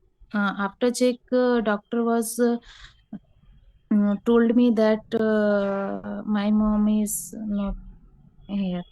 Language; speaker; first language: English; non-native, learner; Hindi